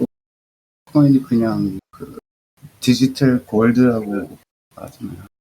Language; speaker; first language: Korean; early bilingual, heritage; Korean